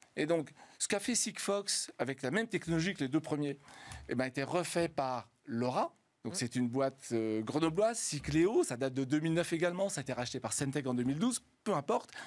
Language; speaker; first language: French; native; French